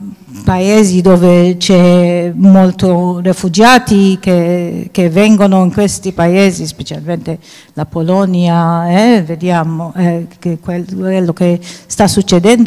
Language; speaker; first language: Italian; non-native, fluent; Maltese